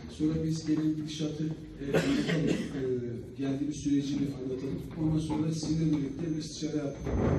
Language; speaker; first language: Turkish; native; Turkish